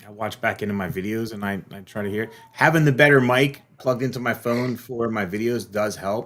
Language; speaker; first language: English; native; English